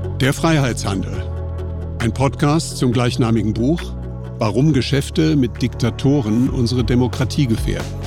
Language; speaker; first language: German; native; German